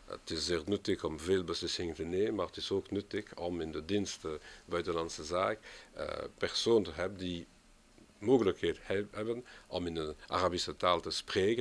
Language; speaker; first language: Dutch; non-native, local second language; French